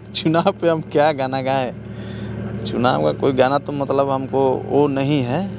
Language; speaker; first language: Hindi; native; Hindi